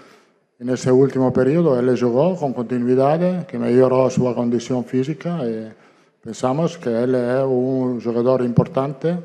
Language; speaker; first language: Portuguese; non-native, learner; Italian